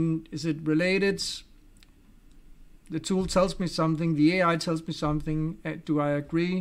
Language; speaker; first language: English; non-native, fluent; Danish